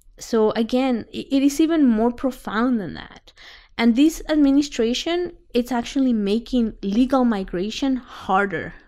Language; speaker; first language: English; non-native, fluent; Spanish